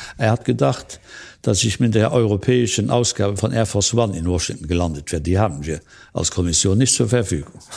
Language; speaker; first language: German; non-native, local second language; Luxembourgish